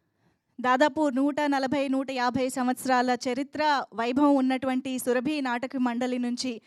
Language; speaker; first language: Telugu; native; Telugu